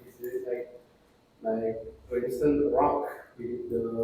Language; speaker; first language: English; non-native, fluent; Indonesian